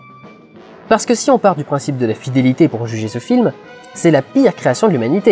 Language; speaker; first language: French; native; French